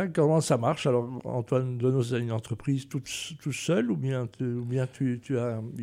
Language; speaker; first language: French; native; French